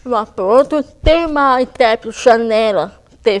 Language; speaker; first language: Portuguese; non-native, local second language; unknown